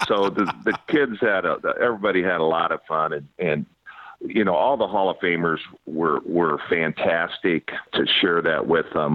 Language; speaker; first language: English; native; English